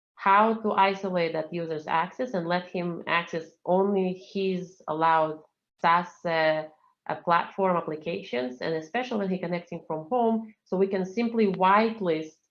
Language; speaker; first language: English; non-native, fluent; Russian